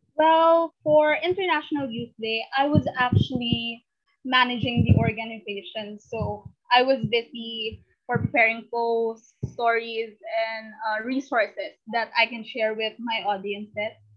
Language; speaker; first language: English; non-native, local second language; Filipino